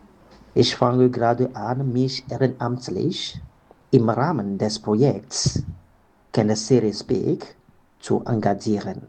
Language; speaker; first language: German; non-native, fluent; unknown